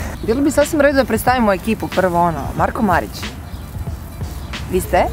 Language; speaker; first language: Croatian; native; Croatian